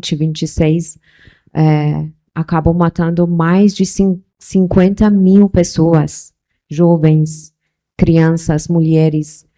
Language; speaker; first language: Portuguese; non-native, local second language; Persian